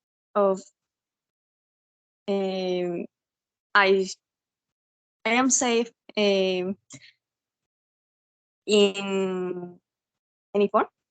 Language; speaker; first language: English; non-native, learner; Spanish